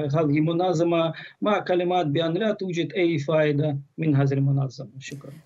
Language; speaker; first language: Arabic; non-native, fluent; Ukrainian